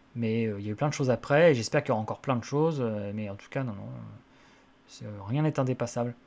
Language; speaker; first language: French; native; French